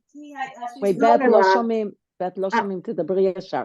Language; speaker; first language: Hebrew; non-native, fluent; English